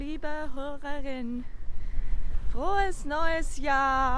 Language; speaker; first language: German; non-native, learner; Japanese